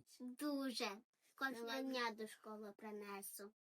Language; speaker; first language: Ukrainian; early bilingual, heritage; Ukrainian